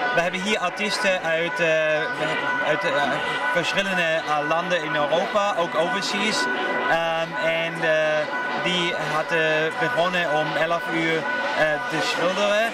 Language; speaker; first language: Dutch; non-native, fluent; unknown